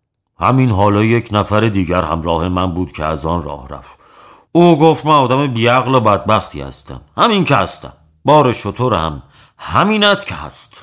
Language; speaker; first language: Persian; native; Persian